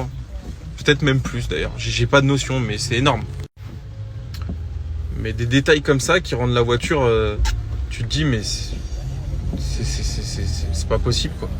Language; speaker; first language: French; native; French